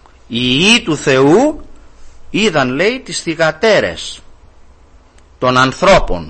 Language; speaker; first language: Greek; native; Greek